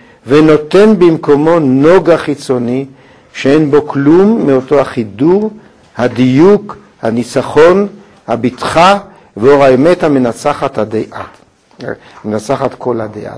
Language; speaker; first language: Hebrew; native; Hebrew